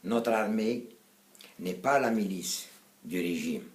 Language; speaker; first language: French; non-native, local second language; Arabic